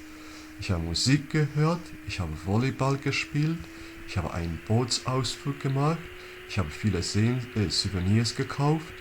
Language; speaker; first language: German; non-native, fluent; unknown